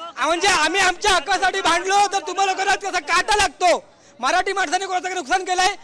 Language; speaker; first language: Marathi; native; Marathi